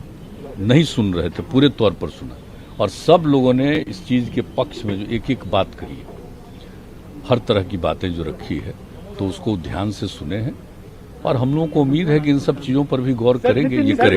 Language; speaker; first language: Hindi; native; Hindi